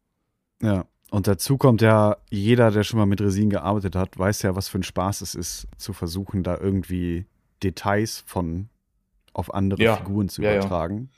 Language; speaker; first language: German; native; German